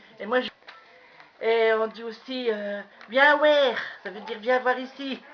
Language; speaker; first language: French; native; French